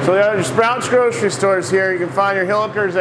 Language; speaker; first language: English; native; English